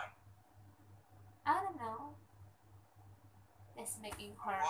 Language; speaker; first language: English; non-native, learner; Indonesian